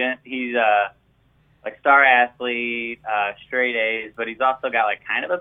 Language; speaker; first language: English; native; English